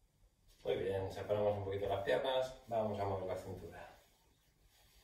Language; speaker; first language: Spanish; native; Spanish